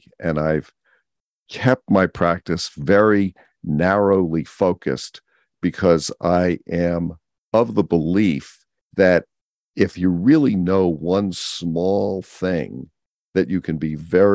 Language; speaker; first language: English; native; English